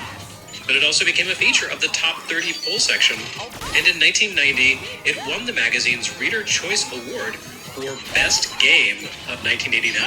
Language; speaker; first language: English; native; English